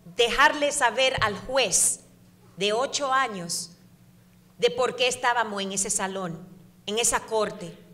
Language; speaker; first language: Spanish; early bilingual, heritage; Spanish